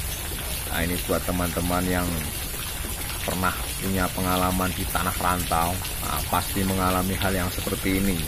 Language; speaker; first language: Indonesian; non-native, local second language; Javanese